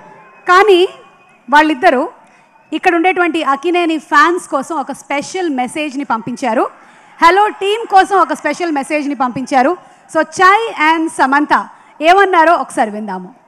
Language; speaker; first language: Telugu; native; Telugu